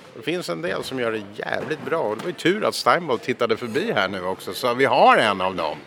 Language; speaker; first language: Swedish; non-native, fluent; English